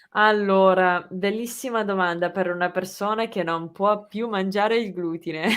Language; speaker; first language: Italian; non-native, fluent; English